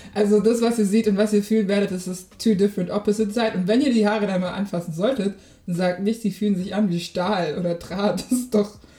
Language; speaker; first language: German; early bilingual, other home language; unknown